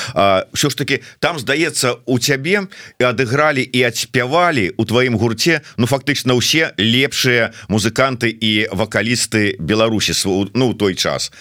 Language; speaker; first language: Belarusian; native; Belarusian